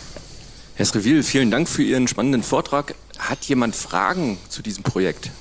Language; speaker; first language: German; native; German